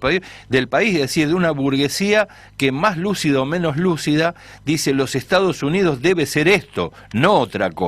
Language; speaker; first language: Spanish; native; Spanish